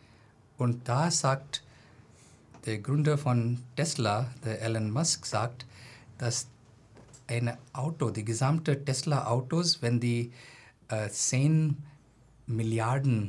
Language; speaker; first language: German; non-native, fluent; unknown